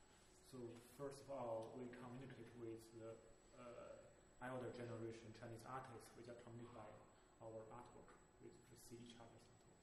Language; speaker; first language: English; non-native, local second language; Chinese